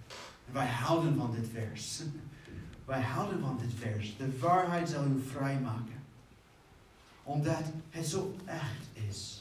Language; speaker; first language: Dutch; non-native, fluent; English